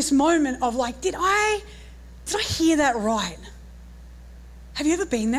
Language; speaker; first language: English; native; English